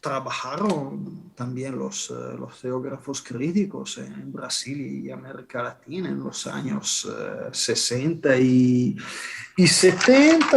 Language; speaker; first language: Spanish; non-native, fluent; Italian